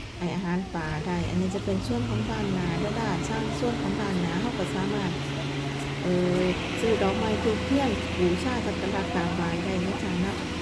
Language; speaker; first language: Thai; native; Thai